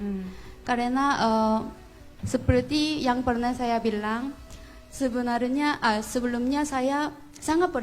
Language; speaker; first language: Indonesian; non-native, fluent; Korean